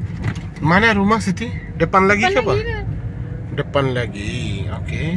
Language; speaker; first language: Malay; non-native, learner; Bangla